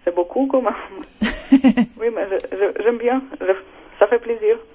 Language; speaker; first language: French; non-native, learner; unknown